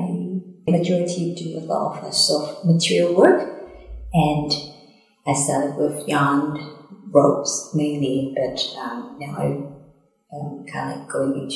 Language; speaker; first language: English; non-native, local second language; Cantonese